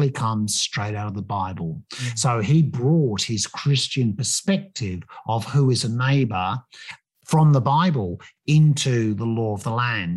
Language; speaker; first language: English; native; English